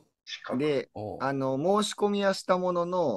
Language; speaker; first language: Japanese; native; Japanese